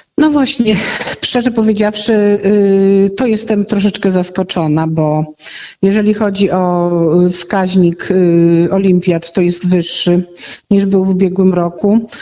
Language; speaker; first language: Polish; native; Polish